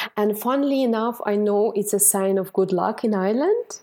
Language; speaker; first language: English; non-native, fluent; Ukrainian